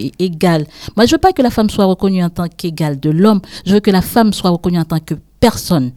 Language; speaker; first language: French; non-native, local second language; Haitian Creole